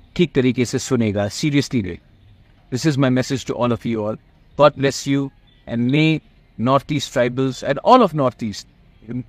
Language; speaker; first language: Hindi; non-native, local second language; Kok Borok